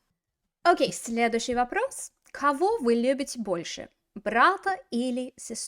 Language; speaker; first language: Russian; non-native, fluent; English